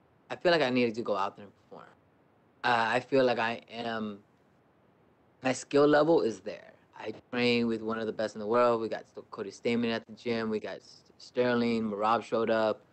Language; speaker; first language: English; non-native, fluent; Spanish